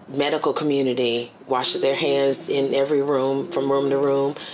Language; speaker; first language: English; native; English